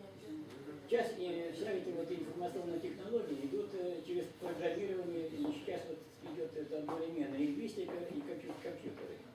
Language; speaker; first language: Russian; native; Russian